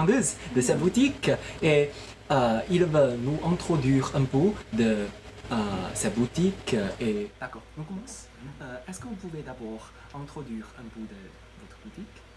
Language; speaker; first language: French; non-native, learner; Chinese